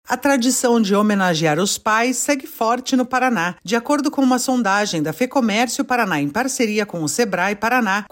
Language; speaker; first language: Portuguese; native; Portuguese